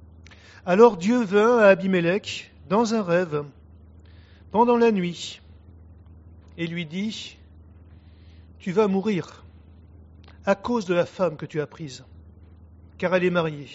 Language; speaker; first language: French; native; French